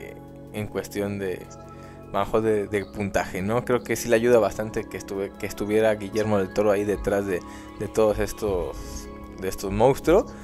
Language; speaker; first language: Spanish; native; Spanish